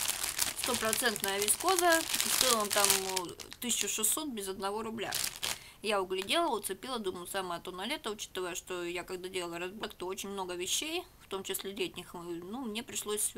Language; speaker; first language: Russian; native; Russian